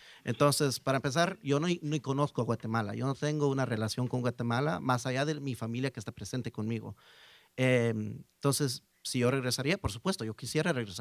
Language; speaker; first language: Spanish; early bilingual, heritage; Spanish